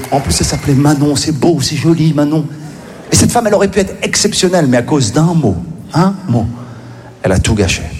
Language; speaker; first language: French; native; French